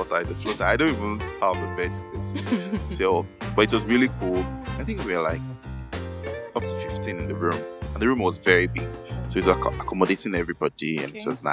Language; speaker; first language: English; non-native, local second language; Yoruba